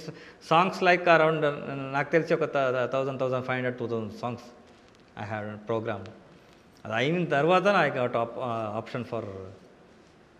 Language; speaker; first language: Telugu; non-native, local second language; Kannada